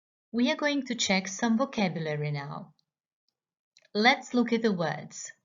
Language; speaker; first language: English; non-native, fluent; Croatian